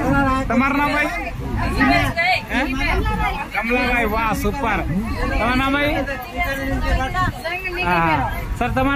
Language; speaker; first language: Hindi; non-native, local second language; Lambadi